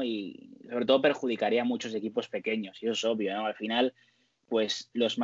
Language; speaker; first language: Spanish; native; Spanish